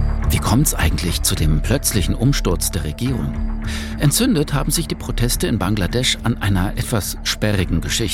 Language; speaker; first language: German; native; German